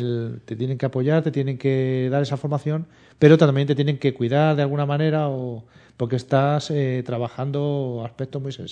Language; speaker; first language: Spanish; native; Spanish